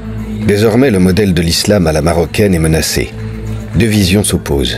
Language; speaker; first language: French; native; French